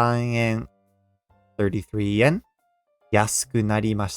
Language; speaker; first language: Japanese; non-native, fluent; English